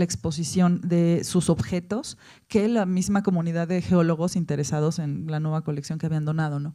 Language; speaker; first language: Spanish; native; Spanish